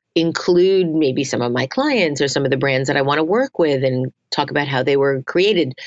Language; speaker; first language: English; native; English